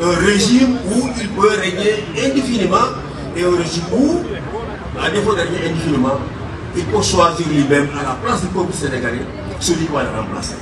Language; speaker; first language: French; non-native, local second language; Wolof